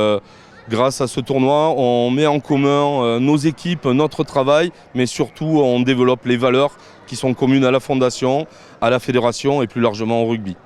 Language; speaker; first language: French; native; French